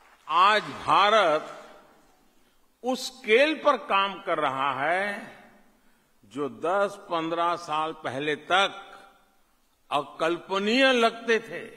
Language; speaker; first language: Hindi; non-native, local second language; Gujarati